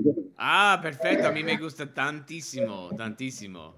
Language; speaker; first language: Spanish; non-native, learner; English